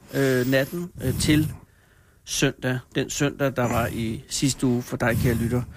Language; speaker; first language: Danish; native; Danish